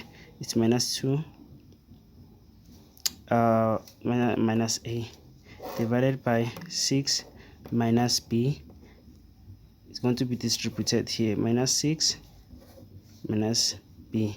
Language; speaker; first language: English; non-native, fluent; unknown